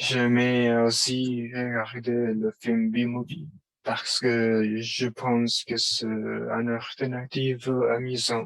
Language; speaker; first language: French; non-native, learner; Spanish